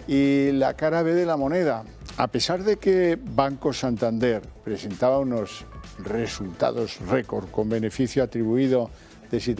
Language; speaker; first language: Spanish; native; Spanish